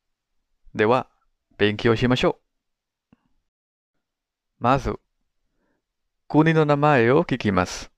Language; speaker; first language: Japanese; non-native, fluent; Spanish